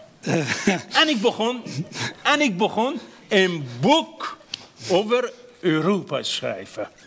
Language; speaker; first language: Dutch; non-native, fluent; Persian